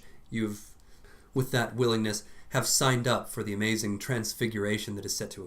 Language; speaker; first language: English; native; English